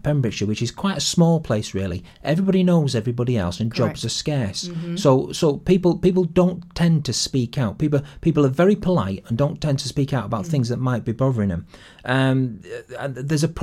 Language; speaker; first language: English; native; English